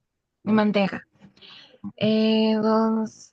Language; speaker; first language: Catalan; non-native, learner; Spanish